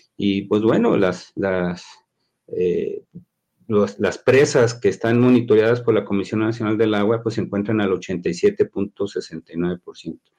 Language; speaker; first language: Spanish; native; Spanish